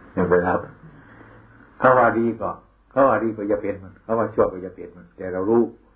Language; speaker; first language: Thai; non-native, local second language; Northeastern Thai